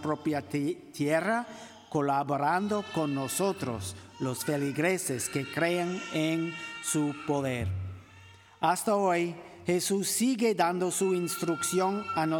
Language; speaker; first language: Spanish; non-native, fluent; English